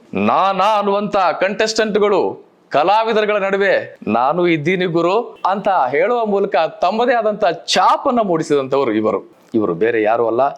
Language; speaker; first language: Kannada; native; Kannada